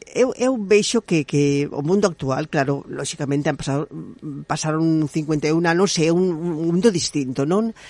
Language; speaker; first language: Galician; native; Galician